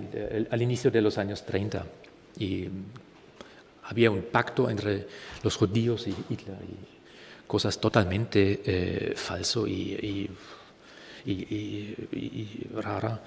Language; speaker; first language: Spanish; non-native, fluent; German